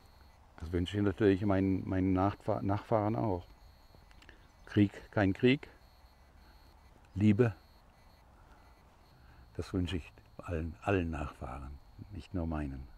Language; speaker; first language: German; non-native, fluent; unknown